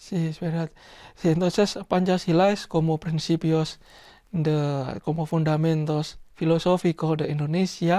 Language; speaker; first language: Spanish; non-native, learner; Indonesian